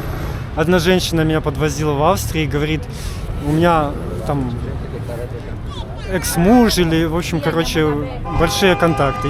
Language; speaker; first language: Russian; native; Russian